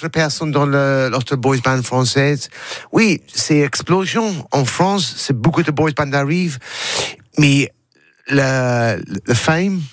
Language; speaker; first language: French; non-native, learner; English